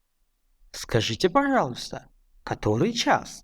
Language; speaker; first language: Russian; non-native, fluent; Tajik